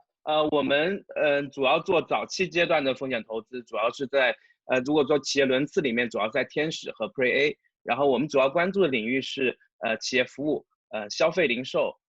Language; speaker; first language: Chinese; native; Chinese